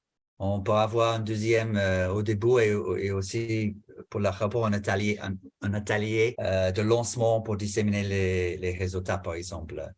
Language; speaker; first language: French; non-native, fluent; English